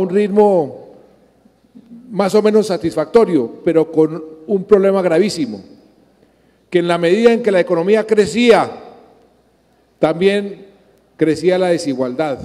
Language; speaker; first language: Spanish; native; Spanish